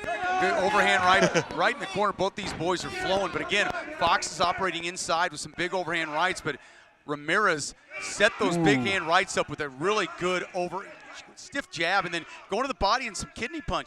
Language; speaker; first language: English; native; English